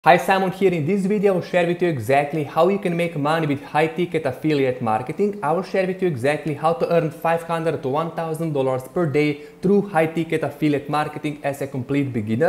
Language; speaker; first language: English; non-native, fluent; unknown